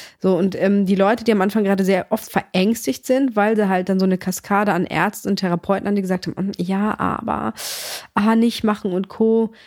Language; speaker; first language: German; early bilingual, other home language; Greek